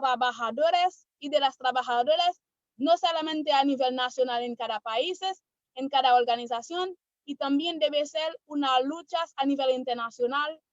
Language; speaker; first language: Spanish; non-native, learner; Haitian Creole